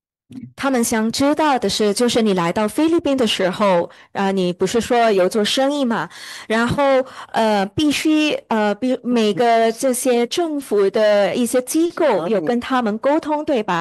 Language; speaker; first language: Chinese; early bilingual, heritage; Chinese